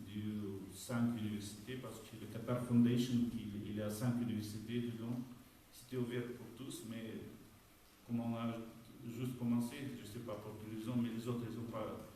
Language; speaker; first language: French; non-native, fluent; Romanian